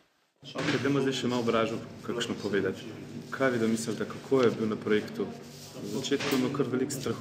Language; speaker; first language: Slovenian; native; Slovenian